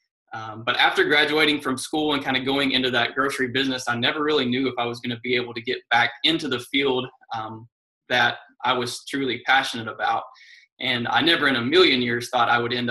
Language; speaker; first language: English; native; English